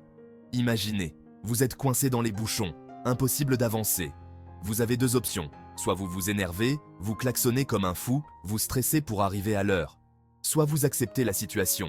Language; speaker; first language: French; native; French